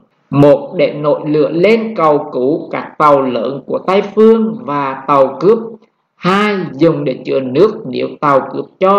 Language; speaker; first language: Vietnamese; native; Vietnamese